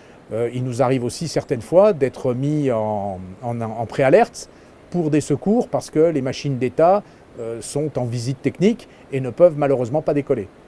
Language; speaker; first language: French; native; French